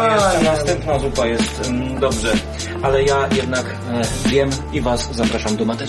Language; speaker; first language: Polish; native; Polish